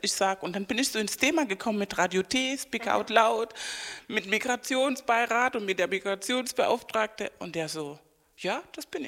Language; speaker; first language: German; non-native, fluent; Spanish